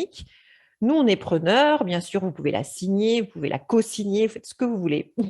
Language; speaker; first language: French; native; French